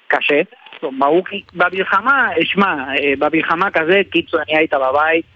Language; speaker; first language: Hebrew; non-native, learner; Spanish